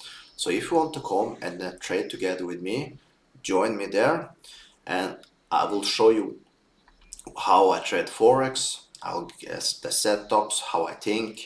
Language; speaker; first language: English; non-native, fluent; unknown